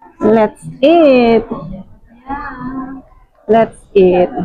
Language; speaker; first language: English; non-native, learner; Indonesian